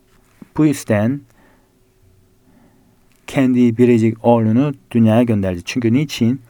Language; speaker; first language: Turkish; non-native, fluent; Korean